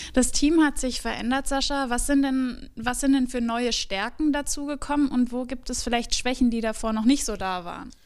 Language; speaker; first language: German; native; German